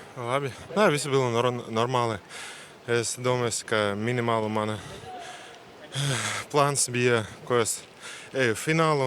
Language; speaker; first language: Latvian; non-native, local second language; Russian